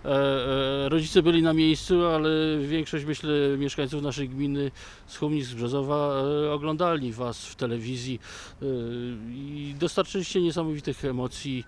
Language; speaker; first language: Polish; native; Polish